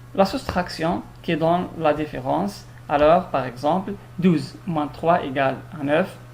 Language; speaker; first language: French; non-native, local second language; Arabic